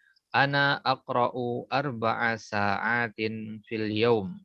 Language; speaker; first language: Arabic; non-native, fluent; Indonesian